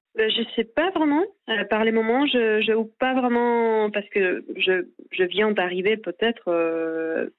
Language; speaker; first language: French; non-native, fluent; Spanish